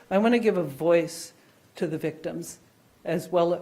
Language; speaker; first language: English; non-native, fluent; Dutch